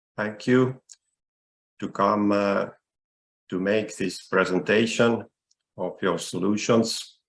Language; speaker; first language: English; non-native, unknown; Estonian